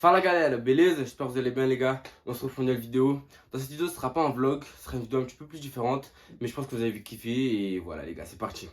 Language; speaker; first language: French; early bilingual, other home language; Portuguese